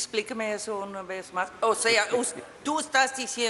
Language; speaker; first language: Spanish; non-native, fluent; English